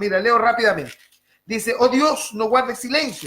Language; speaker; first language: Spanish; native; Spanish